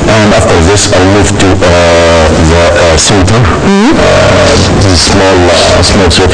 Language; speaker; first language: English; non-native, learner; Arabic